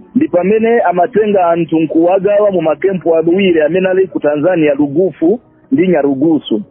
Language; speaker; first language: Nyanja; non-native, fluent; Swahili